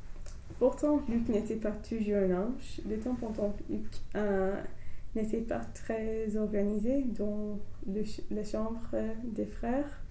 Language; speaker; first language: French; non-native, learner; English